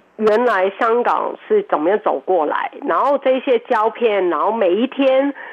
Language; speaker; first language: Chinese; non-native, local second language; Cantonese